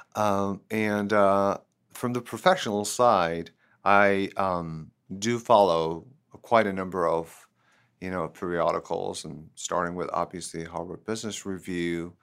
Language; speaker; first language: English; non-native, fluent; Turkish